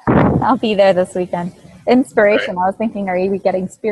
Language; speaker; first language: English; native; English